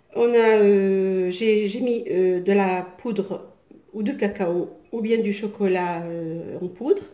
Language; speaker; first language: French; non-native, local second language; Arabic